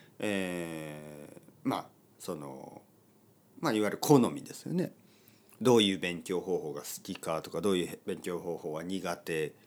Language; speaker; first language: Japanese; native; Japanese